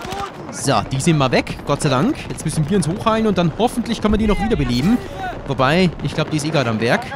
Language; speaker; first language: German; native; German